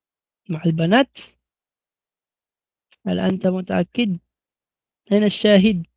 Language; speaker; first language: Arabic; non-native, fluent; Filipino